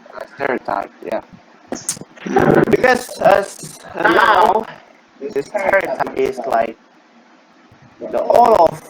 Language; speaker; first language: English; non-native, learner; Indonesian